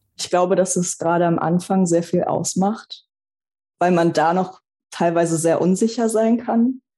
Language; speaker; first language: German; early bilingual, other home language; Russian